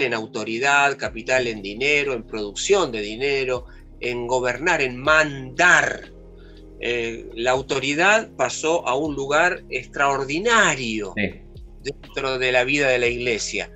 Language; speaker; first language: Spanish; native; Spanish